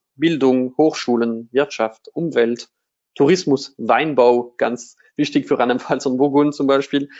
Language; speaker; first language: German; non-native, fluent; French